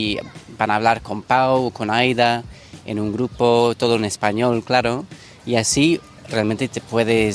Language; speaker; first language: Spanish; non-native, fluent; English